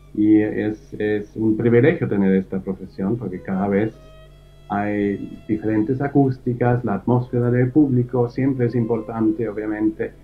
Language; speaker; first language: Spanish; early bilingual, heritage; German